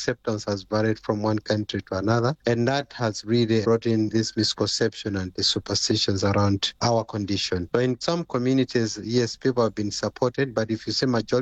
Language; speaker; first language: English; non-native, local second language; Nyanja